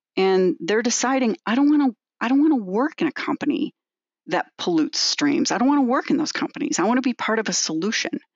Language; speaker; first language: English; native; English